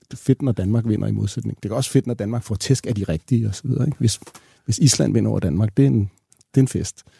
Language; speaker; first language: Danish; native; Danish